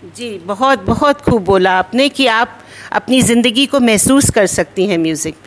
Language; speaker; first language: Hindi; native; Hindi